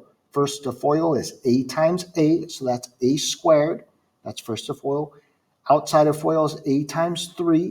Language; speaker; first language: English; native; English